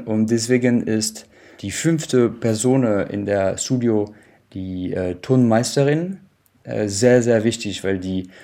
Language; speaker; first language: German; non-native, fluent; French